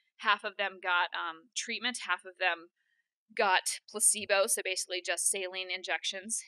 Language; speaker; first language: English; native; English